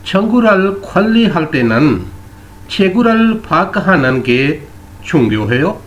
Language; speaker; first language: Korean; non-native, learner; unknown